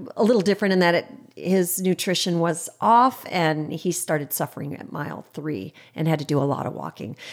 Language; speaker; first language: English; native; English